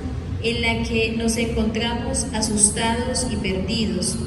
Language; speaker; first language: Spanish; native; Spanish